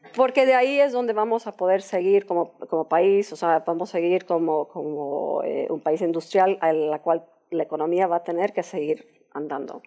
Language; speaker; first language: Spanish; non-native, fluent; English